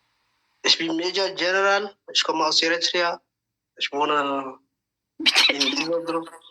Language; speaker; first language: German; non-native, fluent; Tigrinya